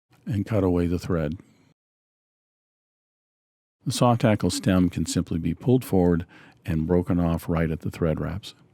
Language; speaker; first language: English; native; English